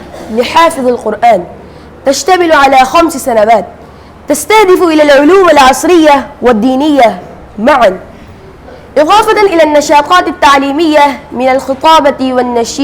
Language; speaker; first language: Arabic; non-native, fluent; Urdu